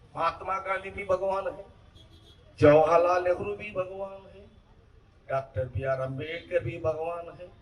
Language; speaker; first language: Hindi; non-native, local second language; Telugu